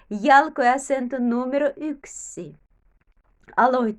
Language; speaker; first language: Finnish; non-native, learner; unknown